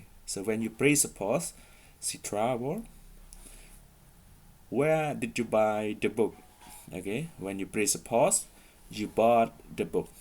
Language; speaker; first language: English; non-native, fluent; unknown